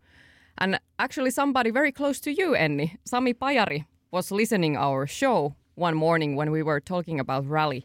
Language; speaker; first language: English; non-native, fluent; Finnish